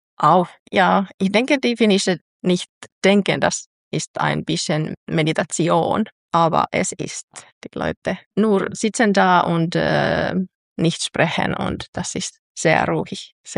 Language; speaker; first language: German; non-native, learner; Finnish